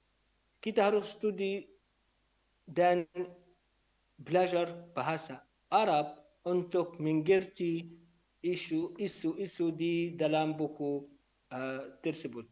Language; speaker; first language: Indonesian; non-native, learner; Arabic